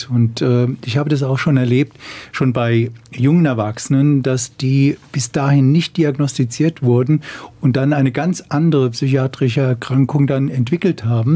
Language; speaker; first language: German; native; German